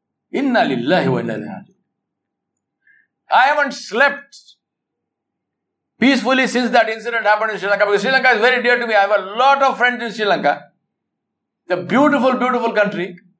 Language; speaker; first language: English; non-native, local second language; Urdu